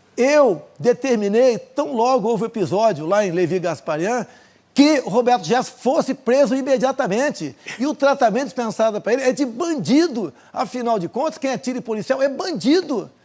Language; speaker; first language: Portuguese; native; Portuguese